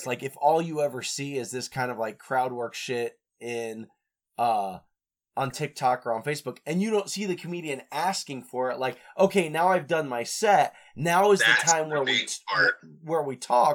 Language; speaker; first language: English; native; English